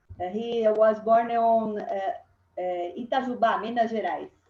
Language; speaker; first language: English; non-native, learner; Portuguese